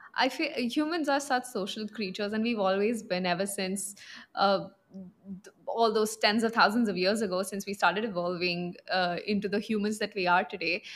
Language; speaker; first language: English; non-native, local second language; Punjabi